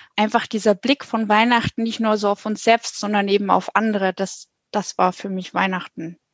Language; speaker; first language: German; native; German